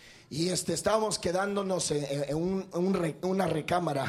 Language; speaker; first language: Spanish; native; Spanish